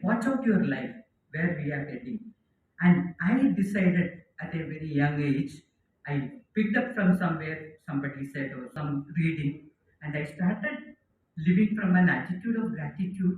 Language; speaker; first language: English; non-native, local second language; Malayalam